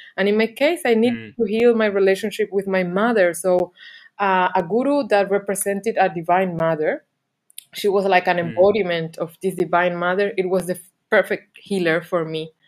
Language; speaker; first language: English; non-native, fluent; Spanish